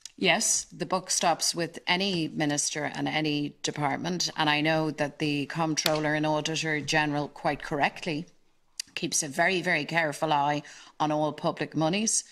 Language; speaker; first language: English; native; English